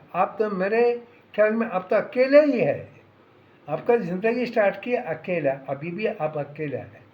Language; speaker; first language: Hindi; non-native, local second language; Malayalam